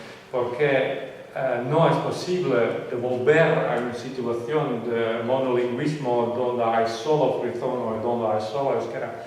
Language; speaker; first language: Spanish; non-native, fluent; Western Frisian